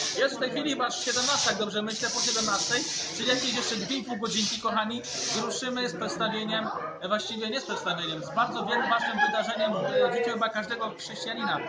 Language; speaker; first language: Polish; native; Polish